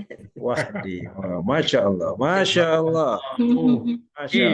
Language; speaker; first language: Arabic; non-native, fluent; Malay